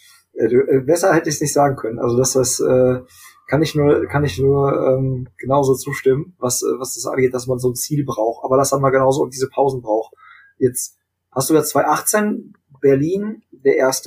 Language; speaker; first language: German; native; German